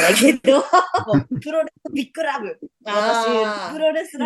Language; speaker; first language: Japanese; non-native, fluent; English